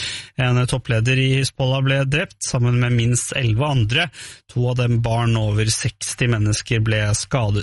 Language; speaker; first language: Norwegian; native; Norwegian